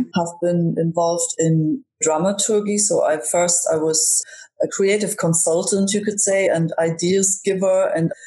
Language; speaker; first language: English; non-native, fluent; German